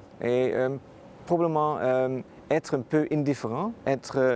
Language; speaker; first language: French; non-native, fluent; Dutch